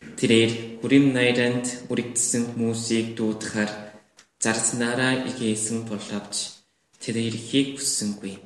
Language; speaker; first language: Mongolian; non-native, fluent; Korean